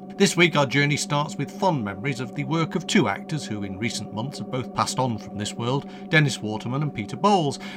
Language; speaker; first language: English; native; English